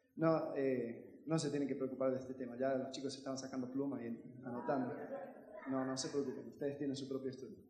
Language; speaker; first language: Spanish; early bilingual, heritage; Spanish